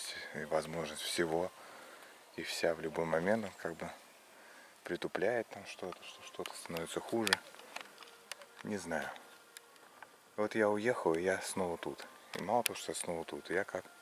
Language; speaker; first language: Russian; native; Russian